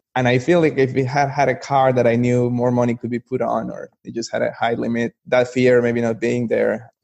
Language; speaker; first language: English; non-native, fluent; Spanish